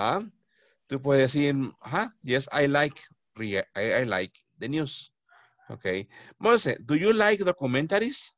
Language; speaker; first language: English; non-native, fluent; Spanish